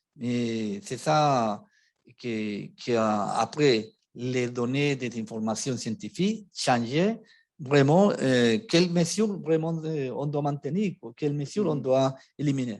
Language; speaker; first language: French; non-native, fluent; Spanish